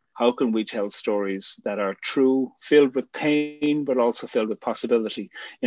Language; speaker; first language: English; native; English